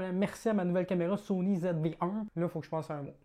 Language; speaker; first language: French; native; French